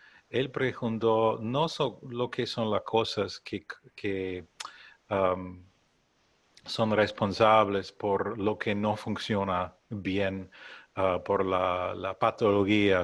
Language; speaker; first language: Spanish; non-native, learner; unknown